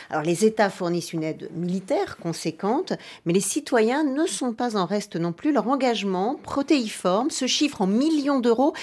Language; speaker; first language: French; native; French